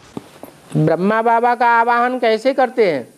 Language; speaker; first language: Hindi; native; Hindi